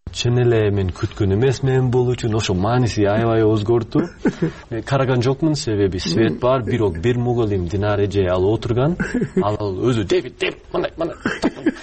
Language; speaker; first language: Kyrgyz; non-native, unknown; English